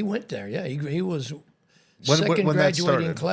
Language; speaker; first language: English; native; English